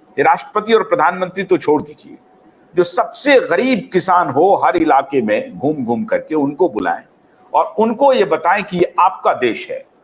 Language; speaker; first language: Hindi; native; Hindi